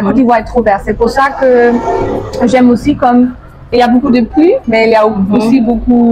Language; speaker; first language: French; non-native, fluent; German